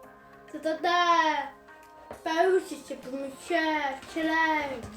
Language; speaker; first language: Russian; early bilingual, heritage; Russian